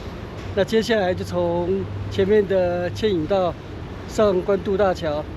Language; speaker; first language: Chinese; native; Chinese